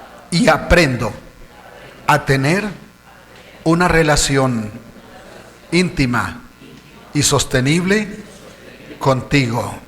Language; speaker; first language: Spanish; native; Spanish